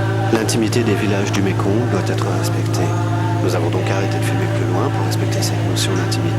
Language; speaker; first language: French; native; French